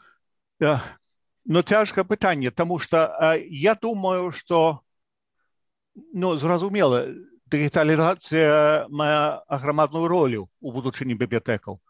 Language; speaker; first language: Belarusian; non-native, fluent; English